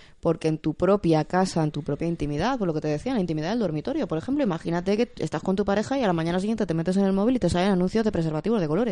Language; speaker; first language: Spanish; native; Spanish